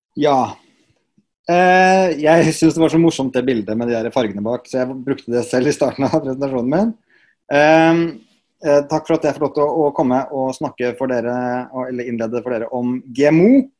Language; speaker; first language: Norwegian; native; Norwegian